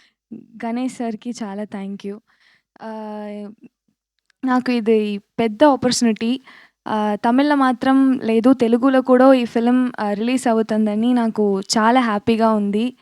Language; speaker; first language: Telugu; non-native, learner; Tamil